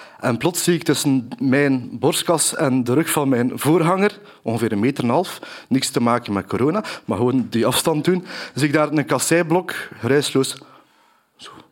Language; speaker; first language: Dutch; native; Dutch